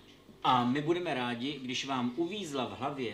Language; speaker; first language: Czech; native; Czech